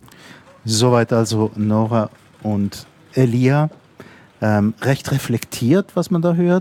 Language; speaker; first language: German; native; German